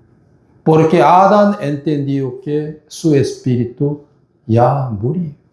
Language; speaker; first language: Spanish; non-native, fluent; Korean